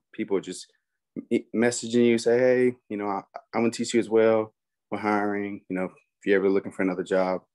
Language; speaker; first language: English; native; English